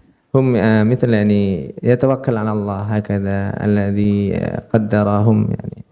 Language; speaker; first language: Arabic; non-native, learner; Indonesian